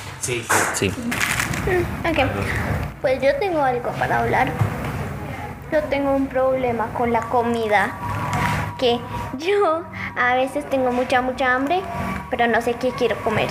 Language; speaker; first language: Spanish; early bilingual, heritage; Spanish